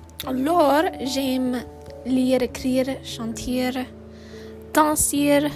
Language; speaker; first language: French; non-native, learner; English